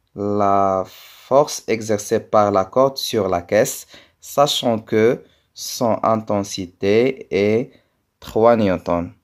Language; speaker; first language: French; non-native, local second language; Arabic